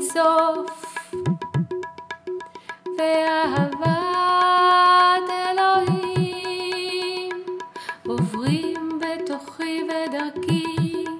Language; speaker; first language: Hebrew; native; Hebrew